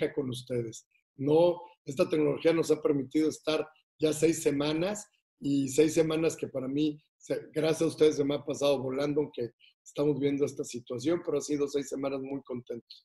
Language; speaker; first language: Spanish; native; Spanish